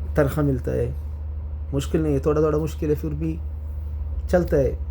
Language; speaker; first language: Hindi; non-native, local second language; Malayalam